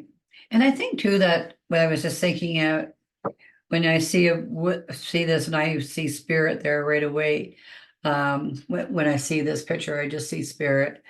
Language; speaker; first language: English; native; English